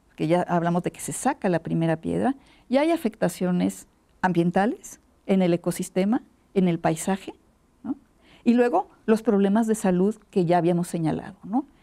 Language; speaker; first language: Spanish; native; Spanish